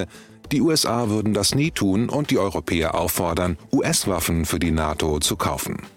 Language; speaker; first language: German; native; German